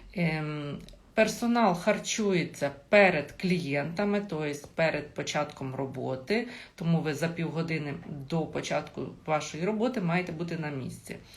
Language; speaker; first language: Ukrainian; non-native, local second language; Russian